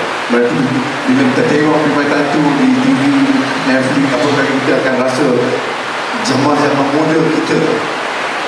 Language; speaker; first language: Malay; native; Malay